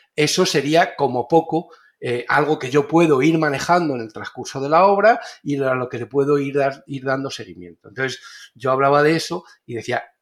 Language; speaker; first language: Spanish; native; Spanish